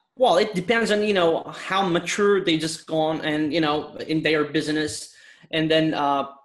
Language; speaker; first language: English; non-native, fluent; Turkish